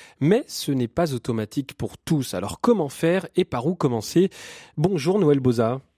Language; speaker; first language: French; native; French